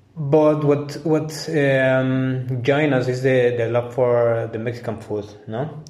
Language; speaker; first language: English; non-native, fluent; Spanish